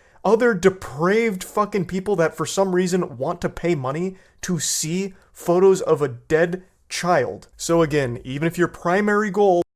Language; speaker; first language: English; native; English